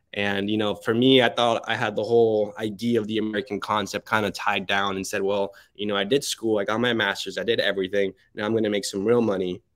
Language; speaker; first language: English; early bilingual, other home language; Spanish